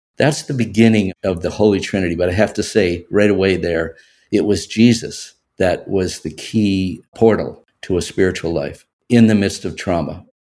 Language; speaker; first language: English; native; English